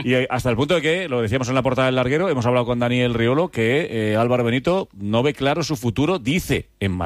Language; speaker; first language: Spanish; native; Spanish